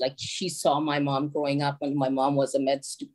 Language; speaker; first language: English; non-native, local second language; Bangla